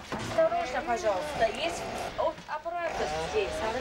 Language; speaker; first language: Russian; non-native, learner; English